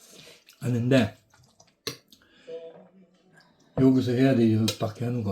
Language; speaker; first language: Korean; non-native, learner; Filipino